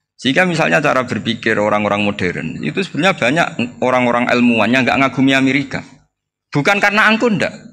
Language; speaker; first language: Indonesian; non-native, local second language; Javanese